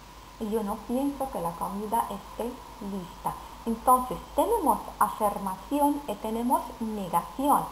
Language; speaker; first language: Spanish; non-native, fluent; Arabic